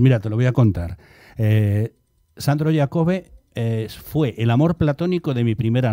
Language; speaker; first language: Spanish; native; Spanish